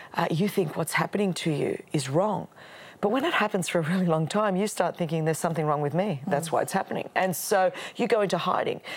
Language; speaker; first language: English; non-native, local second language; Greek